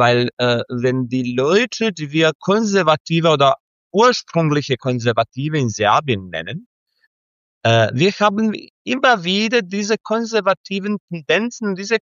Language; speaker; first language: German; non-native, fluent; Serbian